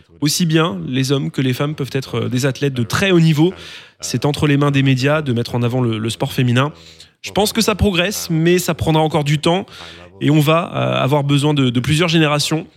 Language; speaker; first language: French; non-native, local second language; English